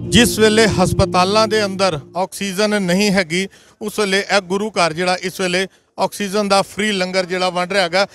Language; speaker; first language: Hindi; non-native, local second language; Punjabi